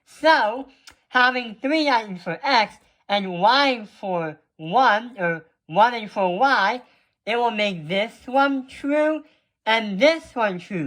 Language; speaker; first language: English; native; English